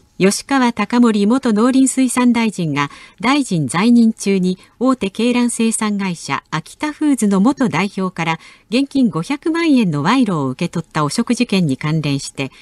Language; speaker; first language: Japanese; native; Japanese